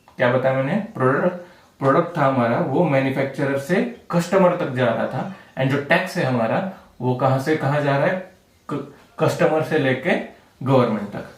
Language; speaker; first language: Hindi; non-native, local second language; Marathi